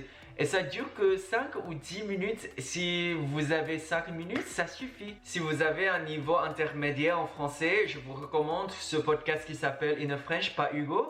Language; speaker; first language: French; non-native, fluent; Chinese